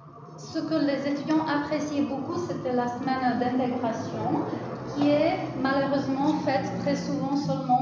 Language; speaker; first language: French; non-native, fluent; Czech